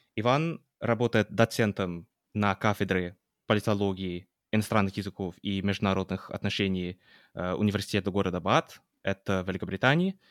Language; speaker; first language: Russian; non-native, fluent; English